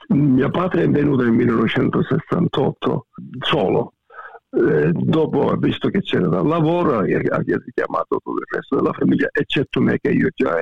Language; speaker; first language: Italian; native; Italian